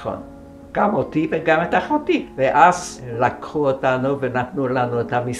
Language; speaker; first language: Hebrew; non-native, fluent; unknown